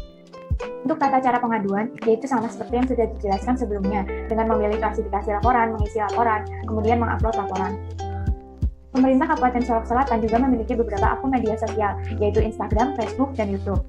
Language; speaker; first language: Indonesian; native; Indonesian